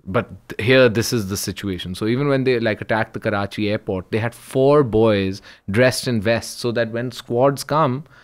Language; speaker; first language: English; early bilingual, other home language; Urdu